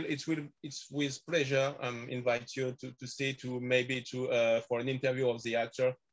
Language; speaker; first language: English; non-native, learner; French